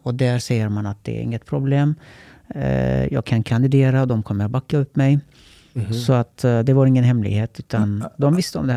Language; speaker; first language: Swedish; early bilingual, other home language; Turkish